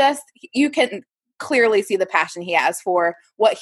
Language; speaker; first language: English; native; English